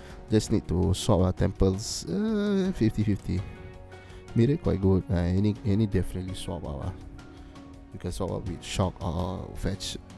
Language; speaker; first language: English; non-native, local second language; Malay